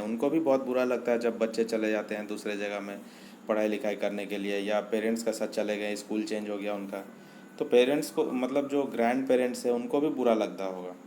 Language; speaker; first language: Hindi; native; Hindi